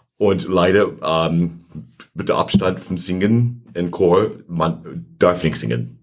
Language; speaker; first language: German; non-native, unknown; English